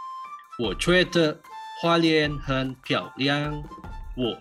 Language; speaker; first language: Chinese; non-native, learner; Indonesian